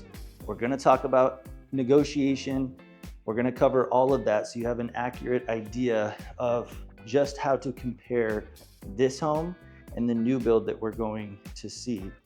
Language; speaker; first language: English; native; English